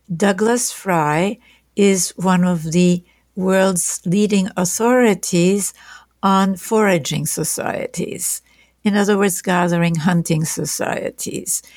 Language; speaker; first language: English; non-native, fluent; German